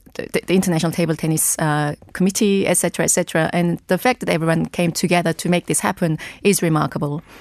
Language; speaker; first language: English; non-native, fluent; Korean